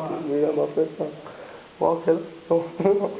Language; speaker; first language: Spanish; non-native, local second language; Catalan